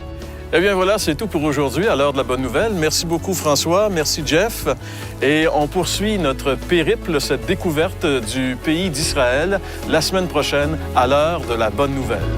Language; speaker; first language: French; native; French